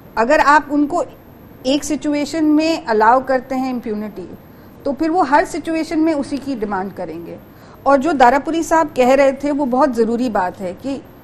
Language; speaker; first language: Hindi; native; Hindi